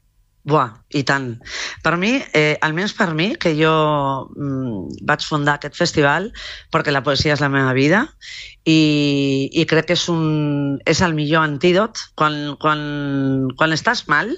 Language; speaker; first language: Catalan; non-native, local second language; Spanish